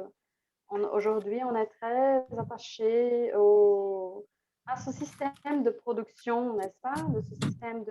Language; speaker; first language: French; non-native, fluent; Portuguese